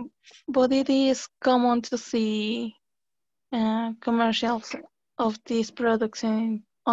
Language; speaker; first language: English; non-native, learner; Spanish